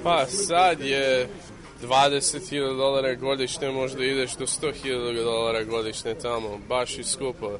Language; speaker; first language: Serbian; early bilingual, heritage; English